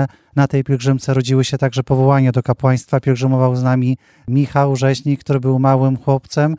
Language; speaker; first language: Polish; native; Polish